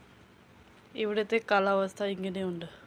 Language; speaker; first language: Malayalam; non-native, learner; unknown